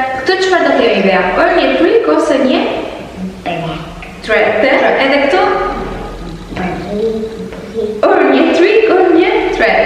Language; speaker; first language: Albanian; early bilingual, heritage; Albanian